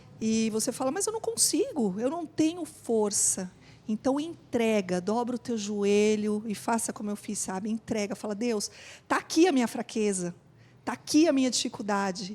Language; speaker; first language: Portuguese; native; Portuguese